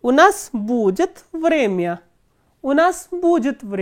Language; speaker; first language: Russian; non-native, fluent; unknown